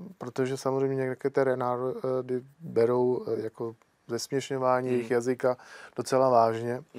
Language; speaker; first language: Czech; native; Czech